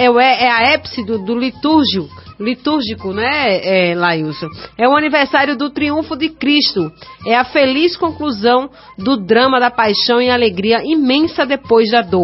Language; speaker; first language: Portuguese; native; Portuguese